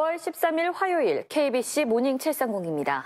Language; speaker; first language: Korean; native; Korean